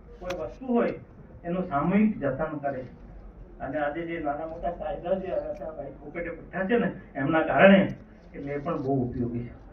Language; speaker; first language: Gujarati; non-native, local second language; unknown